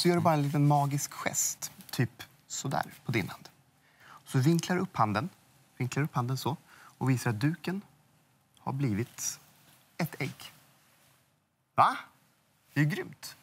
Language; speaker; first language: Swedish; native; Swedish